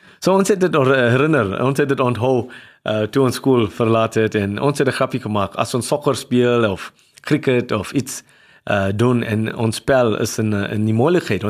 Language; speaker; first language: Afrikaans; non-native, local second language; English